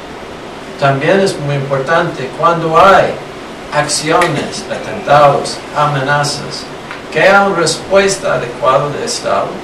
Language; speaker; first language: Spanish; non-native, fluent; English